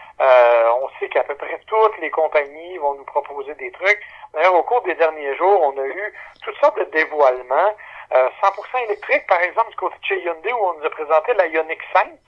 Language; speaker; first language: French; native; French